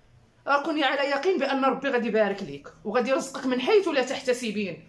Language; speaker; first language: Arabic; native; Arabic